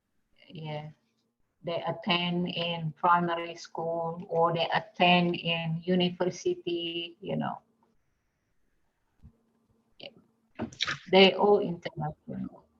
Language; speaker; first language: English; non-native, fluent; Indonesian